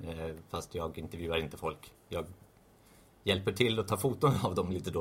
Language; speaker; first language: Swedish; native; Swedish